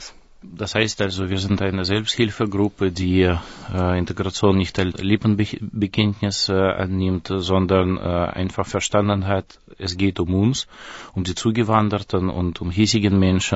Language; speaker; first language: German; non-native, fluent; Russian